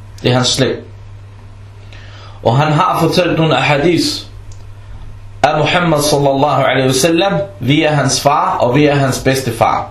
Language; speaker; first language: Danish; non-native, fluent; Arabic